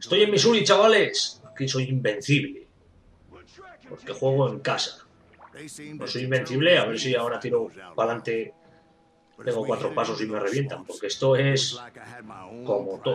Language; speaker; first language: Spanish; native; Spanish